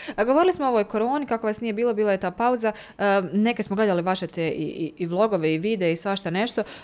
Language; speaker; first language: Serbian; native; Serbian